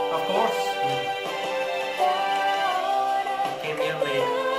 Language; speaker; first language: English; non-native, local second language; Urdu